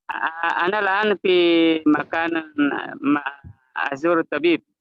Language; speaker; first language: Arabic; non-native, learner; Indonesian